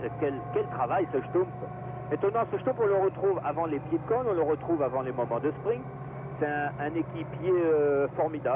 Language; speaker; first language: French; native; French